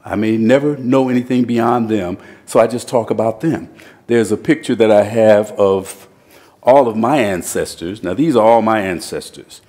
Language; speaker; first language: English; native; English